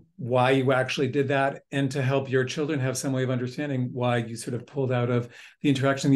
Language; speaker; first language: English; native; English